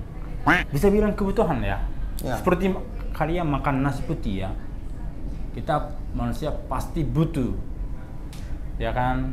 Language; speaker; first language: Indonesian; non-native, fluent; Japanese